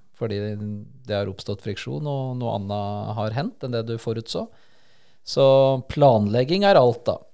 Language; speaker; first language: Norwegian; early bilingual, other home language; Spanish